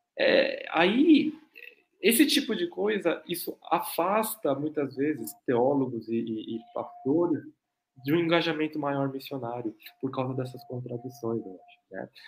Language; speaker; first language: Portuguese; non-native, fluent; Korean